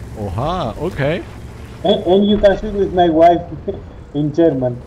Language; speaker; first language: English; non-native, learner; German